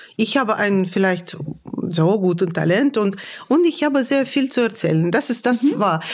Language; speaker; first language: German; non-native, fluent; Russian